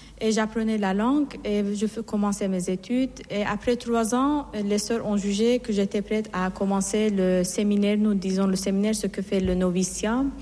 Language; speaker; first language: French; non-native, fluent; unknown